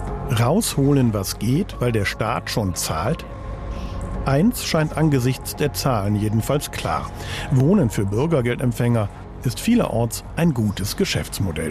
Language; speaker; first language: German; native; German